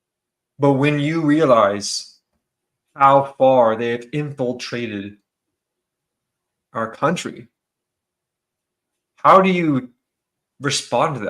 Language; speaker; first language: English; native; English